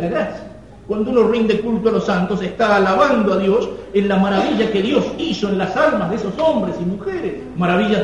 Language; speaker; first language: Spanish; native; Spanish